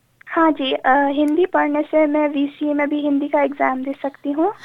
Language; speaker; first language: Hindi; early bilingual, heritage; Hindi